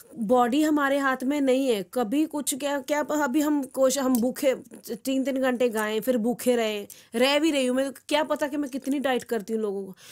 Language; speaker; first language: Hindi; non-native, local second language; Punjabi